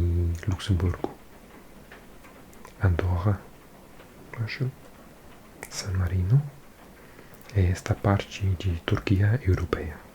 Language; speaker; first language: Portuguese; non-native, learner; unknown